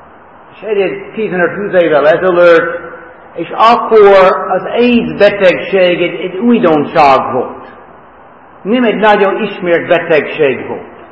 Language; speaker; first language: Hungarian; non-native, fluent; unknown